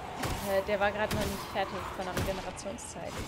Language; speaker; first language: German; native; German